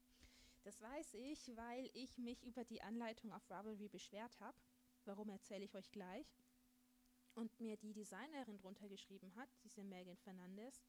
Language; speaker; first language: German; native; German